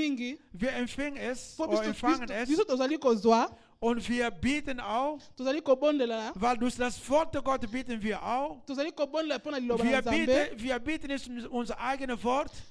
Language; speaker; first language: German; non-native, learner; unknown